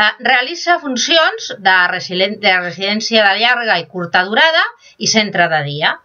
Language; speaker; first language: Catalan; non-native, local second language; Spanish